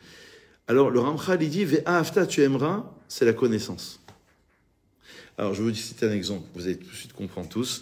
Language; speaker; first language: French; native; French